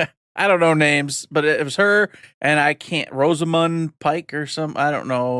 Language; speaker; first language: English; native; English